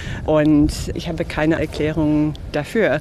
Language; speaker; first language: German; non-native, fluent; English